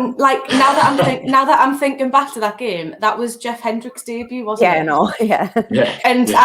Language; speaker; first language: English; native; English